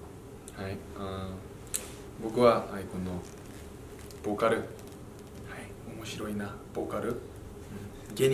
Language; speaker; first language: Japanese; non-native, fluent; Korean